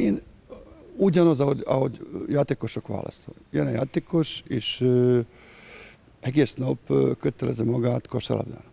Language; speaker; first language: Hungarian; non-native, fluent; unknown